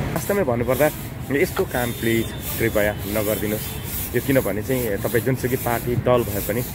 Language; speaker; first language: Nepali; native; Nepali